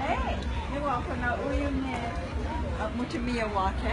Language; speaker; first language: Kikuyu; non-native, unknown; English